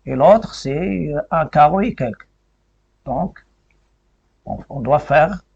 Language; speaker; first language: French; non-native, local second language; Arabic